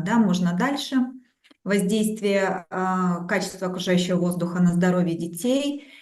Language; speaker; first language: Russian; native; Russian